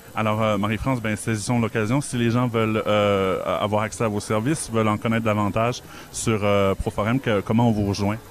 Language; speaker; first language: French; native; French